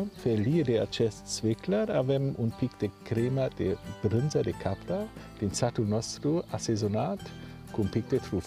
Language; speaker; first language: Romanian; non-native, learner; German